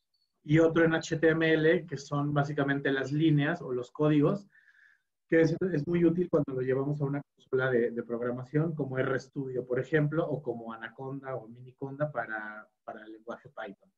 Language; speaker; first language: Spanish; native; Spanish